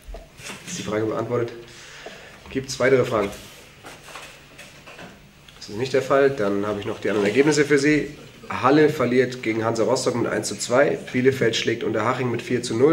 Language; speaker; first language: German; native; German